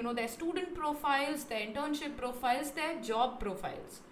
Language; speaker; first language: English; non-native, local second language; Hindi